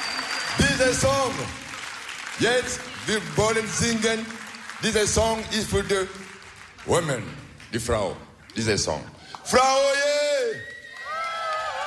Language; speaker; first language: English; non-native, learner; German